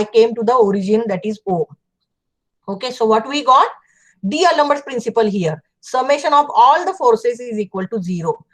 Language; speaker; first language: English; non-native, local second language; Marathi